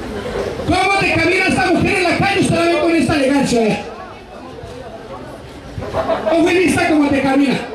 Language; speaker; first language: Spanish; native; Spanish